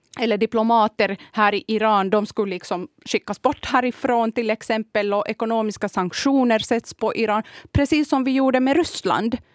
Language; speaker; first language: Swedish; non-native, fluent; Kurdish